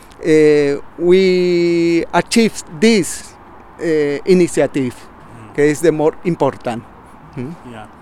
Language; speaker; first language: English; non-native, learner; Spanish